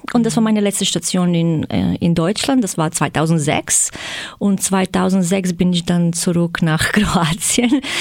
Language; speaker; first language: German; non-native, fluent; Croatian